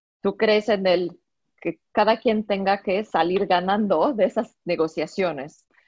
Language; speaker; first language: Spanish; non-native, fluent; French